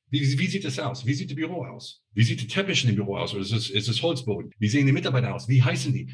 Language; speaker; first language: German; non-native, fluent; English